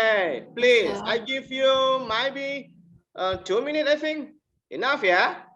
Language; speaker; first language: English; non-native, fluent; Indonesian